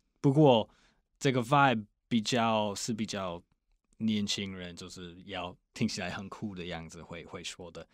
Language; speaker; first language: Chinese; non-native, fluent; English